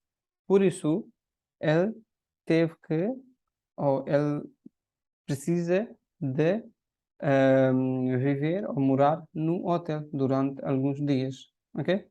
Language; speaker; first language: Portuguese; non-native, fluent; Hindi